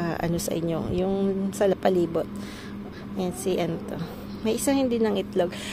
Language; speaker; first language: Filipino; native; Filipino